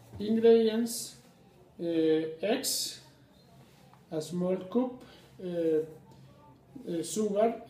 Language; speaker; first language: English; non-native, learner; Spanish